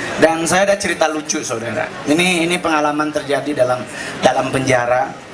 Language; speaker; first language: Indonesian; native; Indonesian